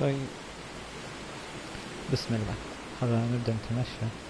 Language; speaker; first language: Arabic; native; Arabic